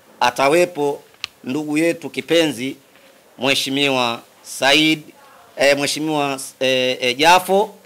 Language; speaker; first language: Swahili; native; Swahili